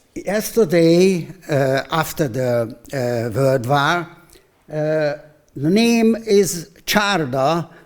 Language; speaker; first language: English; non-native, learner; Hungarian